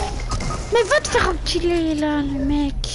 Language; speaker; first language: French; native; French